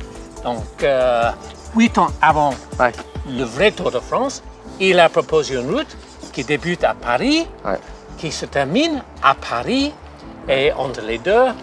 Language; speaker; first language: French; non-native, fluent; English